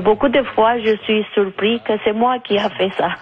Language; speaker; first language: French; non-native, fluent; Romanian